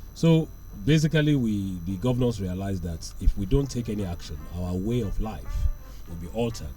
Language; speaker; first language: English; non-native, local second language; Yoruba